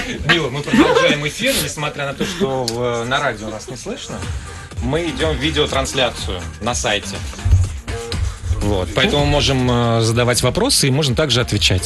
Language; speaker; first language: Russian; native; Russian